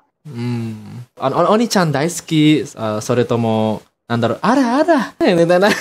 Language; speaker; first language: Japanese; non-native, learner; Indonesian